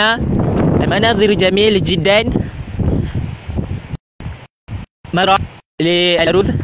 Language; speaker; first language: Arabic; non-native, learner; Indonesian